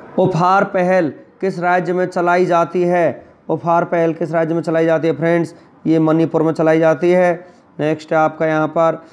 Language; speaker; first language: Hindi; native; Hindi